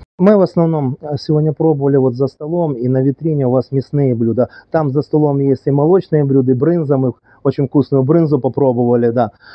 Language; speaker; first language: Russian; native; Russian